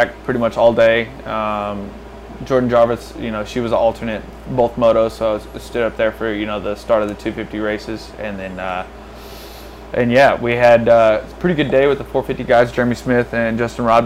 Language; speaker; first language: English; native; English